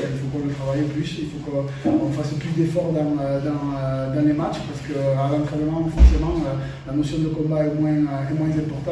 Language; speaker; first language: French; native; French